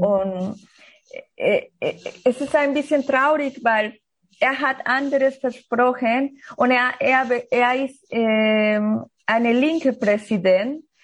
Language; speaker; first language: German; non-native, learner; Spanish